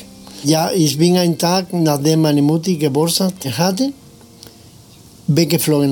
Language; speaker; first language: German; non-native, fluent; Spanish